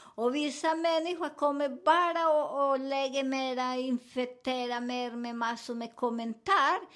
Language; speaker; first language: Swedish; non-native, fluent; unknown